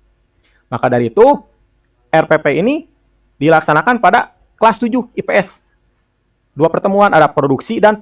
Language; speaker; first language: Indonesian; non-native, local second language; Sundanese